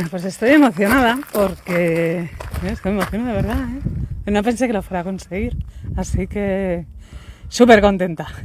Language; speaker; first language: Spanish; native; Spanish